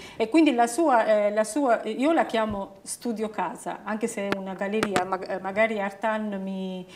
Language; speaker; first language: Italian; non-native, fluent; Albanian